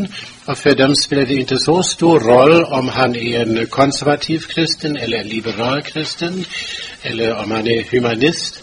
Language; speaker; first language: Swedish; non-native, fluent; German